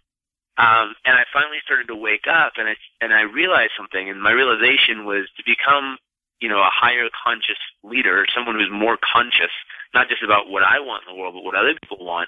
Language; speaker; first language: English; native; English